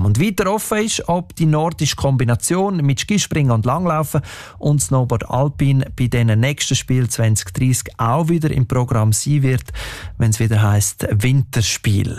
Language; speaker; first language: German; native; German